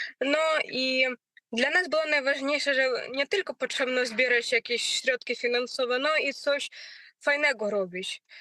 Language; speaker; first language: Polish; non-native, learner; Ukrainian